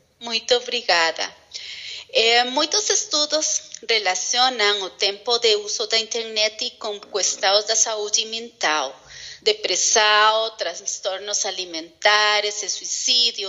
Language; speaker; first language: Portuguese; non-native, fluent; Spanish